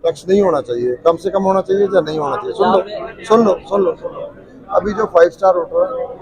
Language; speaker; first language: Hindi; non-native, local second language; Punjabi